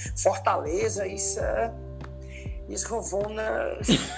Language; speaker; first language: Dutch; non-native, fluent; Portuguese